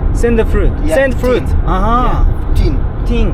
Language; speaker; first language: English; non-native, learner; Korean